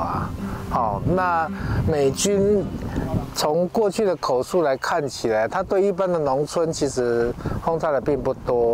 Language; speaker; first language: Chinese; native; Chinese